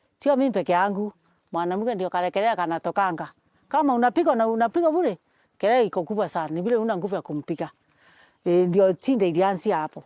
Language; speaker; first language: Swahili; non-native, local second language; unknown